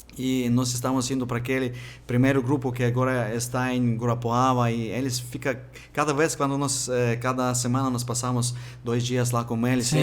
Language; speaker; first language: Portuguese; non-native, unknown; Ukrainian